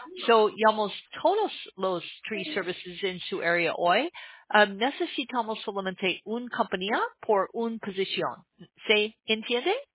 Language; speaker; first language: Spanish; non-native, learner; English